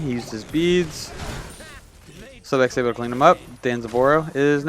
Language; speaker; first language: English; native; English